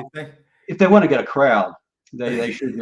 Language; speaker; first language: English; native; English